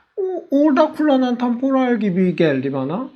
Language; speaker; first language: Turkish; non-native, learner; Korean